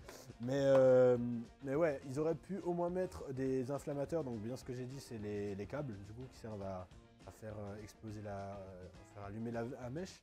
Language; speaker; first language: French; native; French